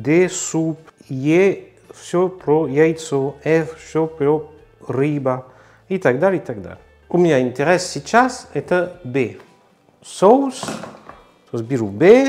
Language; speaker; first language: Russian; non-native, learner; French